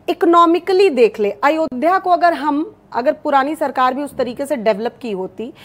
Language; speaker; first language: Hindi; native; Hindi